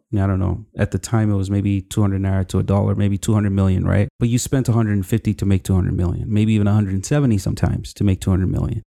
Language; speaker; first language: English; non-native, local second language; Yoruba